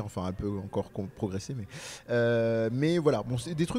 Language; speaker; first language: French; native; French